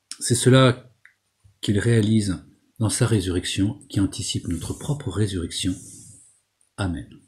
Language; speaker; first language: French; native; French